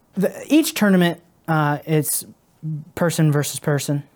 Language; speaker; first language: English; native; English